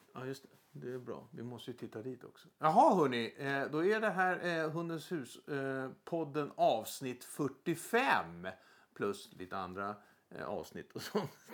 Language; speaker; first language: Swedish; native; Swedish